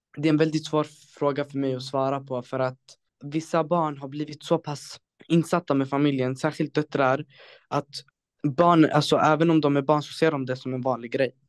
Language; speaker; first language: Swedish; early bilingual, other home language; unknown